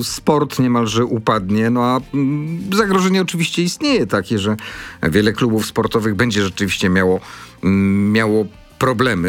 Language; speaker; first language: Polish; native; Polish